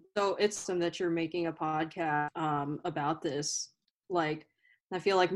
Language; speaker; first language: English; native; English